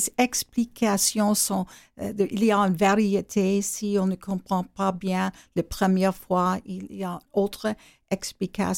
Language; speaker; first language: French; non-native, learner; English